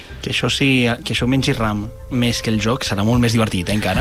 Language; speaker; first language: Catalan; native; Catalan